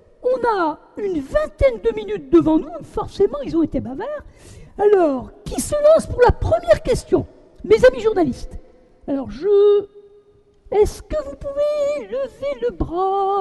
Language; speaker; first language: French; native; French